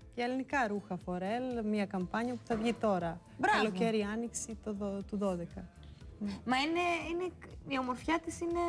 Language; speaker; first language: Greek; non-native, fluent; Serbian